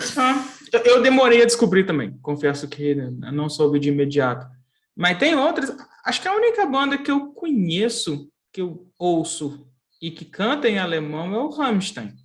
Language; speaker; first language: Portuguese; native; Portuguese